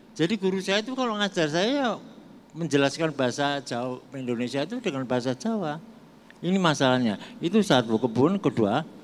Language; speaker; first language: Indonesian; non-native, local second language; Javanese